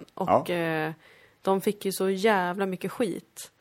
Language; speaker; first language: Swedish; native; Swedish